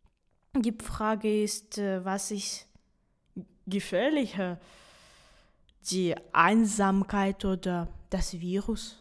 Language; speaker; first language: German; non-native, fluent; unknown